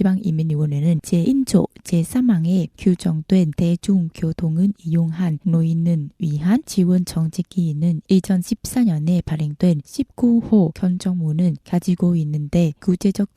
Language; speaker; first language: Korean; non-native, fluent; Vietnamese